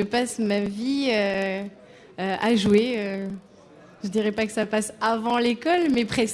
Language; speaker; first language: French; native; French